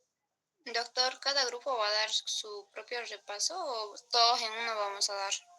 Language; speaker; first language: Spanish; native; Spanish